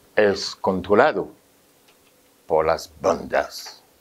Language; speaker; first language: Spanish; non-native, fluent; Haitian Creole